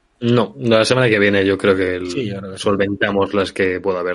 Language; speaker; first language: Spanish; native; Spanish